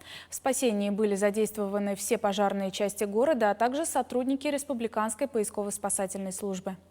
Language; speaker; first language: Russian; native; Russian